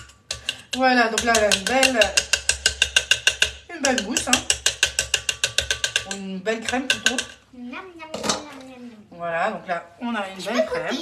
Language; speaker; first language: French; native; French